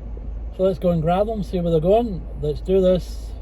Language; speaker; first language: English; native; English